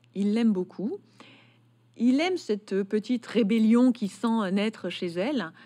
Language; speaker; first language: French; native; French